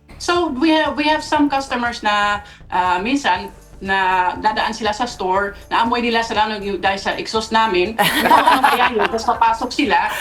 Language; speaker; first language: Filipino; non-native, fluent; Dutch